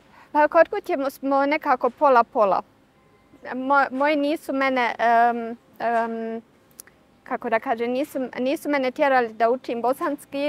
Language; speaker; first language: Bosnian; early bilingual, heritage; Bosnian